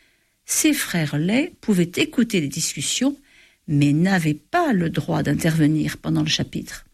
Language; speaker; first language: French; native; French